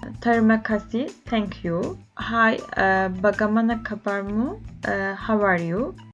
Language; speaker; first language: English; non-native, learner; Turkish